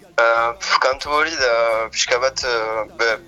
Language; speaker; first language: Basque; non-native, local second language; French